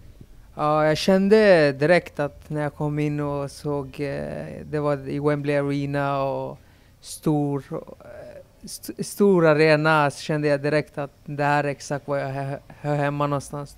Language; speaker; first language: Swedish; early bilingual, other home language; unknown